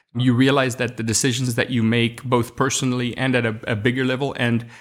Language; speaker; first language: English; non-native, local second language; Afrikaans